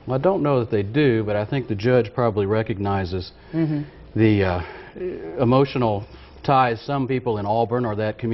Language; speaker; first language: English; native; English